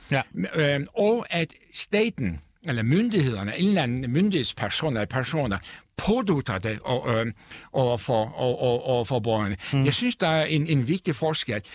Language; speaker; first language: Danish; non-native, fluent; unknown